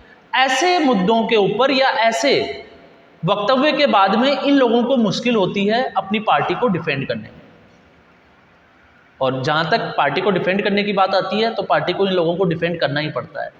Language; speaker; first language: Hindi; native; Hindi